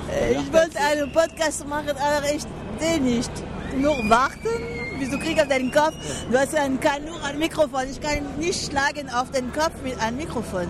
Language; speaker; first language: German; non-native, learner; French